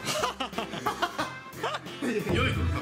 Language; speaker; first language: Japanese; native; Japanese